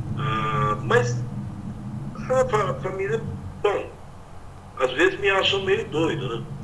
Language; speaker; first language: Portuguese; native; Portuguese